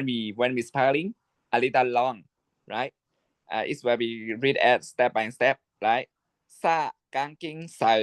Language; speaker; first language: English; non-native, learner; Shan